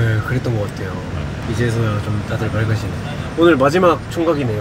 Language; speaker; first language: Korean; native; Korean